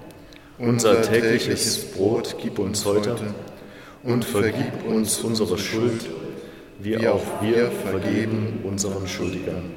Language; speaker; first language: German; native; German